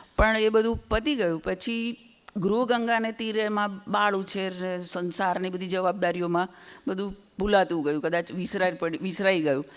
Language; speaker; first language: Gujarati; native; Gujarati